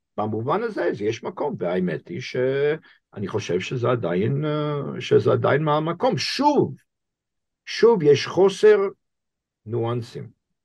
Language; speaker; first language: Hebrew; non-native, fluent; English